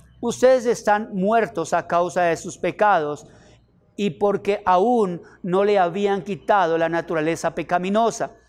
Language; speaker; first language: Spanish; native; Spanish